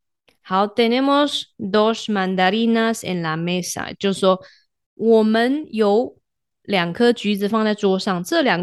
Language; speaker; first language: Spanish; non-native, fluent; Chinese